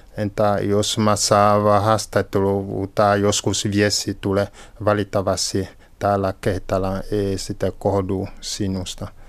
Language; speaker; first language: Finnish; non-native, learner; French